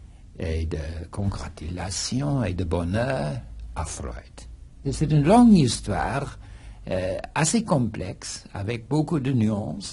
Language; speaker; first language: French; non-native, fluent; English